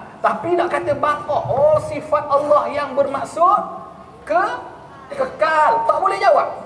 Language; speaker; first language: Malay; native; Malay